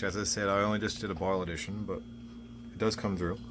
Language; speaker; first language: English; native; English